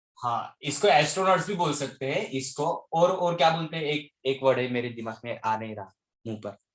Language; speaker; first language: Hindi; non-native, local second language; Marathi